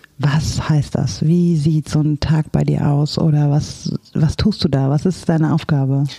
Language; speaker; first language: German; native; German